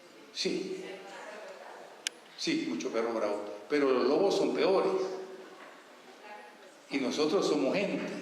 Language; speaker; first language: Spanish; native; Spanish